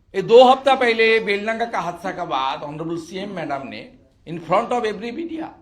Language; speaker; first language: Hindi; non-native, local second language; Bangla